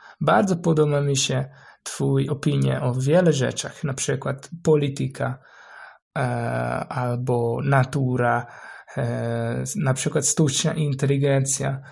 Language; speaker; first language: Polish; non-native, learner; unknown